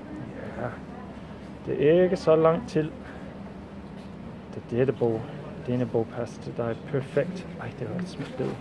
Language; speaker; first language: Danish; non-native, fluent; English